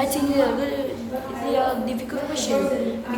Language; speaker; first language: English; non-native, learner; Vietnamese